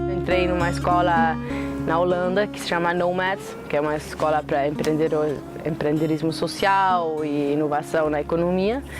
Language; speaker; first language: Portuguese; non-native, fluent; German